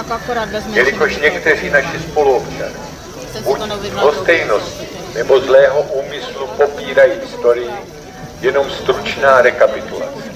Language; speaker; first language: Czech; native; Czech